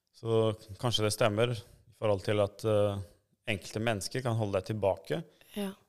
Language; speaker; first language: Norwegian; early bilingual, other home language; Albanian